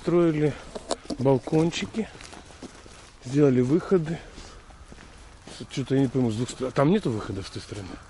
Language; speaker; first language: Russian; native; Russian